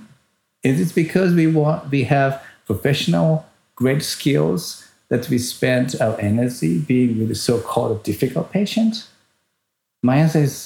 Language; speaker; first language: English; non-native, fluent; Japanese